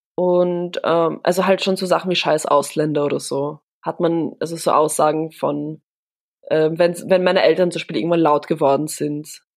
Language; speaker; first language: German; early bilingual, other home language; Polish